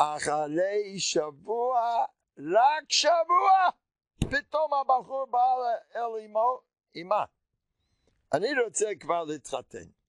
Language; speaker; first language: Hebrew; non-native, fluent; English